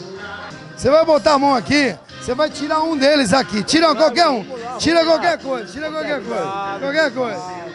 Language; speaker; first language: Portuguese; native; Portuguese